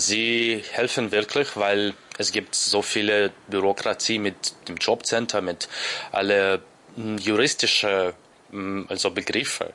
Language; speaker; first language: German; non-native, learner; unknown